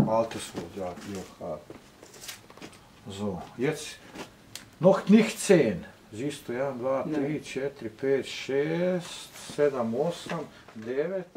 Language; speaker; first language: German; non-native, learner; Croatian